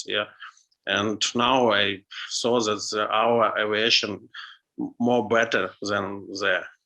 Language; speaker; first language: English; non-native, learner; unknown